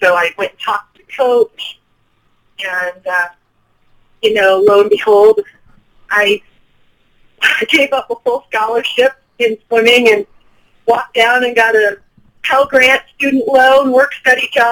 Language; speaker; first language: English; native; English